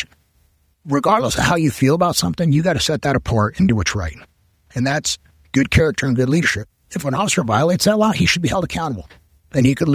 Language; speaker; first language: English; non-native, local second language; Spanish